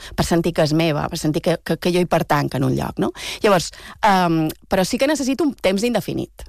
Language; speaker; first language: Catalan; native; Catalan